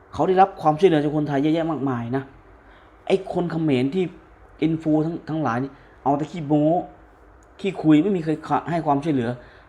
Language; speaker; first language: Thai; native; Thai